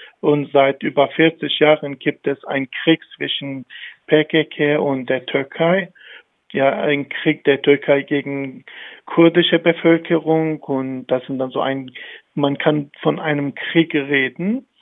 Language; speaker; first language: German; non-native, fluent; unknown